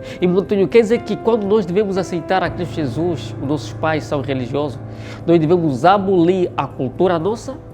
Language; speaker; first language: Portuguese; native; Portuguese